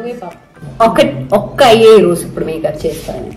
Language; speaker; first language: Telugu; non-native, local second language; Malayalam